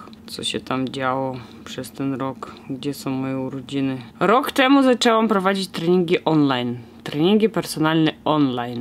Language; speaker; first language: Polish; non-native, fluent; Russian